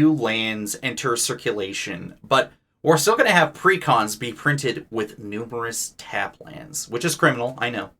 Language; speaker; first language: English; native; English